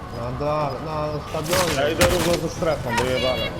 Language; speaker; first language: Polish; native; Polish